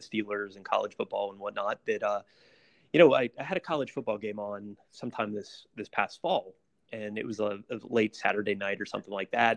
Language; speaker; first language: English; native; English